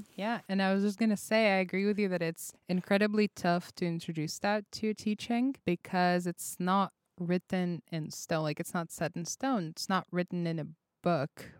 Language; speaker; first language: English; non-native, fluent; Russian